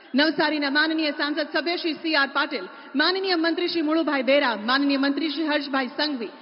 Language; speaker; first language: Hindi; non-native, local second language; Gujarati